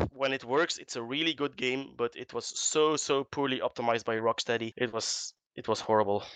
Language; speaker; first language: English; non-native, fluent; Dutch